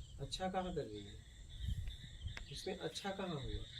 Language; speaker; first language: Hindi; native; Hindi